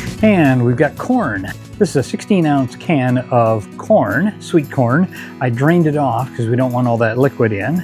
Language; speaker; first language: English; native; English